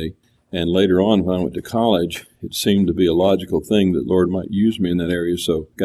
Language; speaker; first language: English; native; English